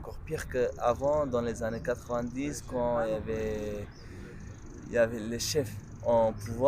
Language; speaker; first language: French; non-native, local second language; Kurdish